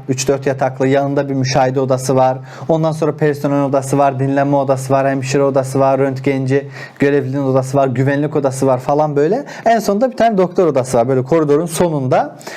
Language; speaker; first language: Turkish; non-native, local second language; Azerbaijani